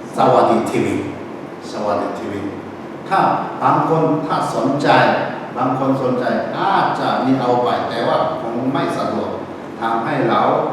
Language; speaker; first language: Thai; non-native, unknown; Korean